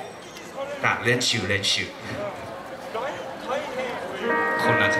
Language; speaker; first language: Japanese; non-native, fluent; Thai